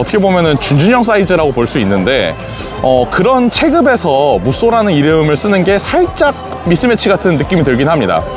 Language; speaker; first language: Korean; native; Korean